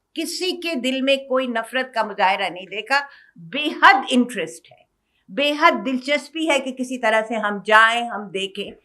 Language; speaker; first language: Urdu; native; Urdu